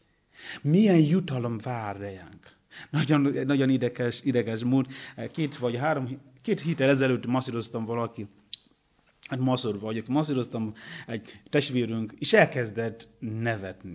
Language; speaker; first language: Hungarian; non-native, learner; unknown